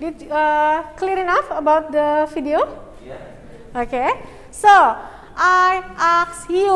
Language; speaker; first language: English; non-native, local second language; Indonesian